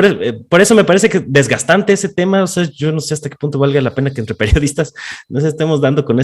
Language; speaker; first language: Spanish; native; Spanish